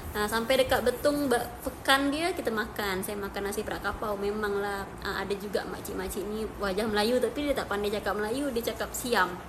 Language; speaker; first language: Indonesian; native; Indonesian